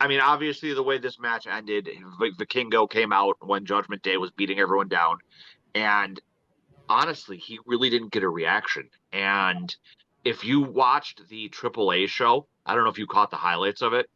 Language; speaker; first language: English; native; English